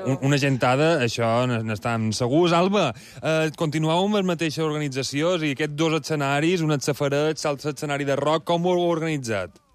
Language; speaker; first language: Catalan; native; Catalan